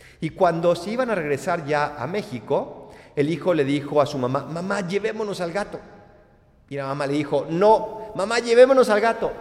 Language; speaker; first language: Spanish; native; Spanish